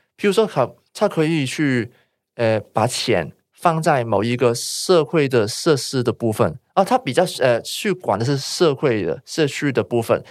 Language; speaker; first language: Chinese; non-native, local second language; Cantonese